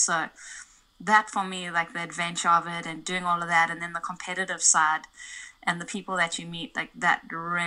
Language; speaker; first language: English; native; English